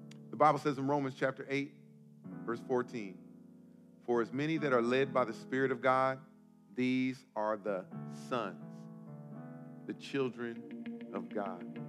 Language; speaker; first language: English; native; English